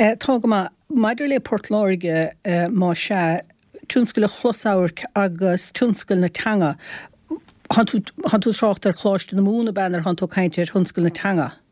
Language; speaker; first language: Irish; native; Irish